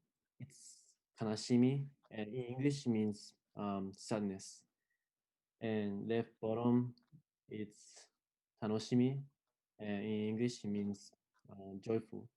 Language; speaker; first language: English; non-native, fluent; Japanese